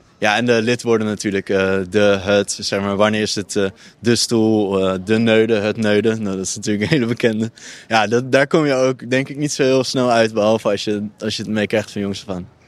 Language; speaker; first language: Dutch; native; Dutch